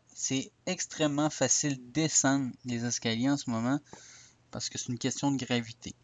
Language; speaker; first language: French; native; French